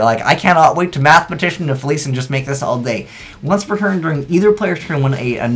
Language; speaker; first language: English; native; English